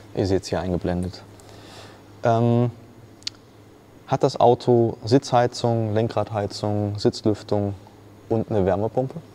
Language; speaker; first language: German; native; German